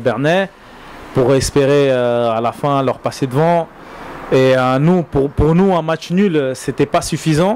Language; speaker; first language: French; native; French